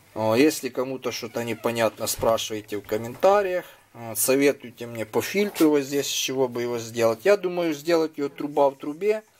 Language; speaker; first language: Russian; non-native, local second language; Ukrainian